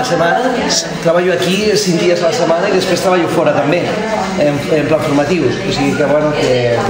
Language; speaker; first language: Catalan; non-native, local second language; Spanish